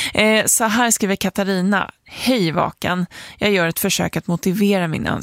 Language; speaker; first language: Swedish; native; Swedish